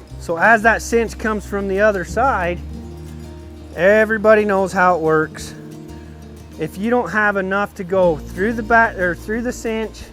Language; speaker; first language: English; native; English